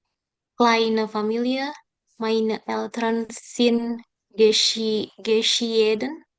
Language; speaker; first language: German; non-native, learner; Indonesian